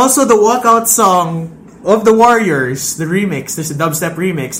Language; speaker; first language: English; non-native, local second language; Filipino